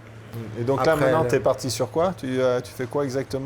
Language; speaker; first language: French; native; French